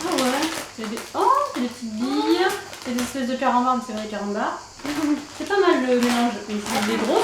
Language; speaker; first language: French; native; French